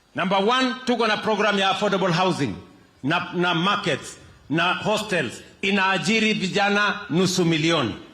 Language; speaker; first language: Swahili; non-native, local second language; Kalenjin